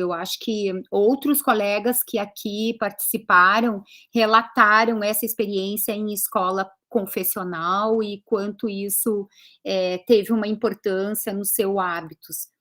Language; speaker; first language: Portuguese; early bilingual, other home language; Greek